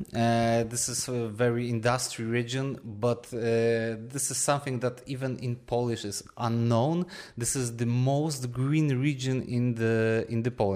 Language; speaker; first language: English; non-native, fluent; Polish